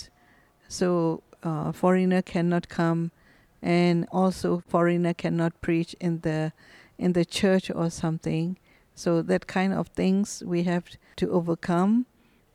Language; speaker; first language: English; non-native, fluent; Burmese